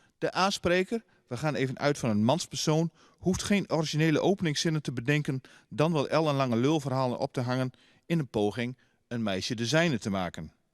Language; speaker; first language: Dutch; native; Dutch